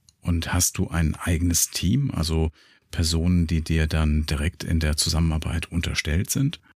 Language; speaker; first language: German; native; German